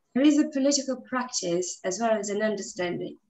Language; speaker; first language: English; non-native, fluent; Portuguese